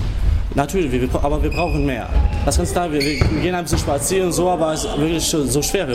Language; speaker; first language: German; non-native, learner; Albanian